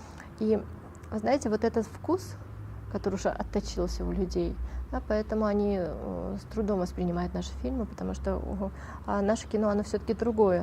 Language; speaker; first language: Russian; non-native, local second language; Tajik